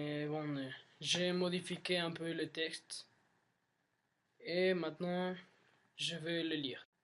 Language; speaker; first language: French; non-native, learner; Spanish